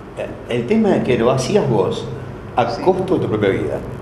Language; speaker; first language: Spanish; native; Spanish